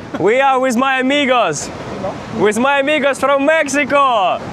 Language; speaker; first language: English; non-native, learner; Ukrainian